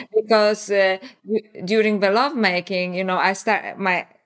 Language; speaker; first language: English; non-native, fluent; Polish